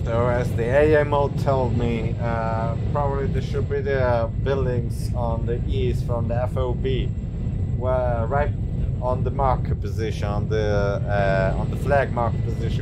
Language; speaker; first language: English; non-native, learner; Spanish